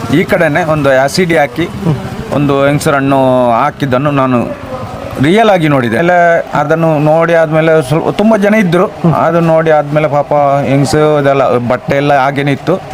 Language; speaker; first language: Kannada; native; Kannada